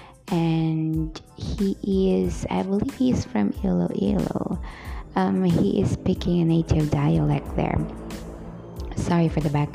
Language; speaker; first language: English; non-native, local second language; Cebuano